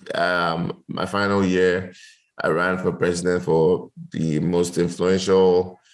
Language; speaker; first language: English; non-native, local second language; Yoruba